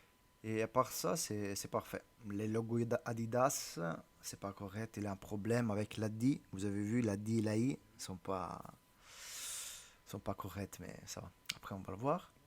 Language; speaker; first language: French; non-native, learner; Italian